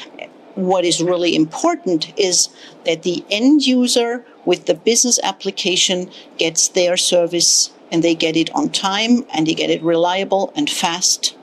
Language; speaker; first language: English; non-native, fluent; German